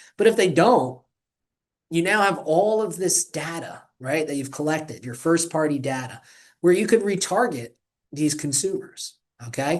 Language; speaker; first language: English; native; English